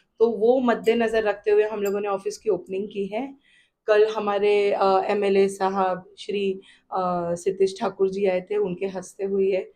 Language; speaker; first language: Hindi; non-native, local second language; Gujarati